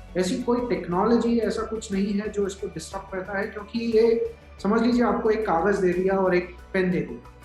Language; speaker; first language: Hindi; native; Hindi